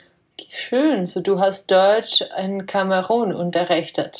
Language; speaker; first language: German; non-native, fluent; Czech